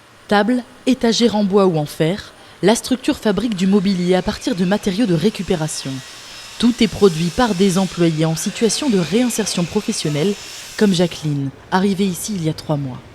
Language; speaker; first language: French; native; French